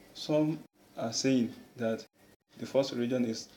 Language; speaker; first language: English; non-native, local second language; Yoruba